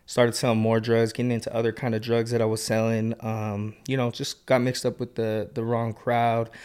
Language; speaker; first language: English; native; English